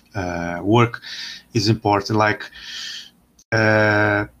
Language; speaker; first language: English; non-native, fluent; Portuguese